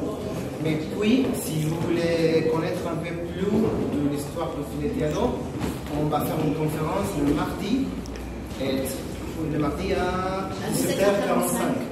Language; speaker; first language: French; non-native, fluent; Spanish